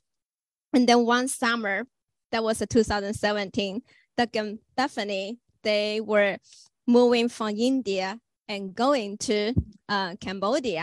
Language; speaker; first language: English; non-native, fluent; Chinese